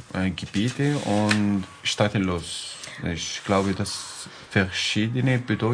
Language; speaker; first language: German; non-native, learner; Arabic